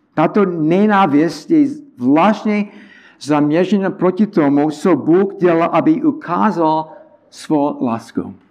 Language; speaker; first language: Czech; non-native, learner; English